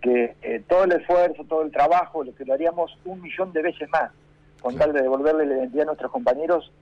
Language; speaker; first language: Spanish; native; Spanish